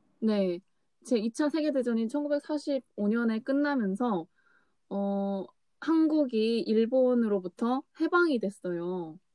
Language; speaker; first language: Korean; native; Korean